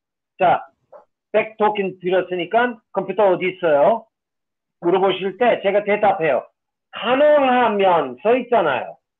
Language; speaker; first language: Korean; non-native, fluent; English